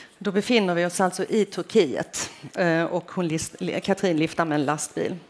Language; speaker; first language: Swedish; early bilingual, other home language; Finnish